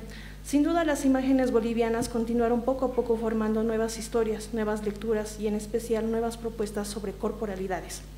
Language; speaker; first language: Spanish; native; Spanish